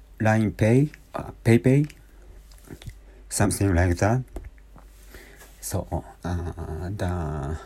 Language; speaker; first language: English; non-native, learner; Japanese